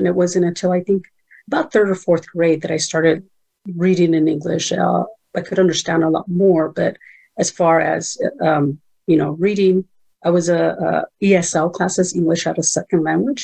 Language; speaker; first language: English; early bilingual, other home language; Spanish